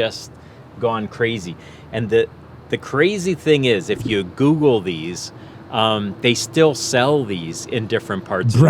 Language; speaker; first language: English; native; English